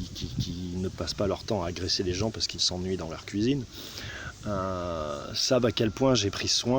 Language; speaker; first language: French; native; French